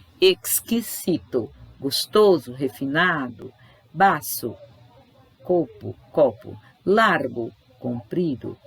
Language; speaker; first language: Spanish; non-native, fluent; Portuguese